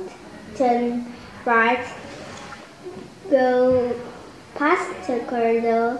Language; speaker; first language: English; non-native, learner; Vietnamese